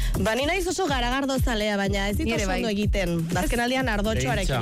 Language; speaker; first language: Basque; native; Basque